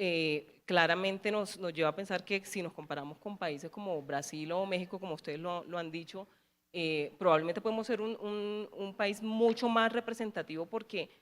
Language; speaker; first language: Spanish; native; Spanish